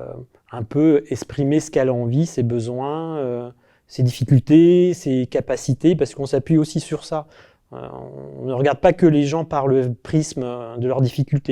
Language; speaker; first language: French; native; French